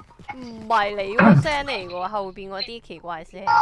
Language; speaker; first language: Chinese; native; Chinese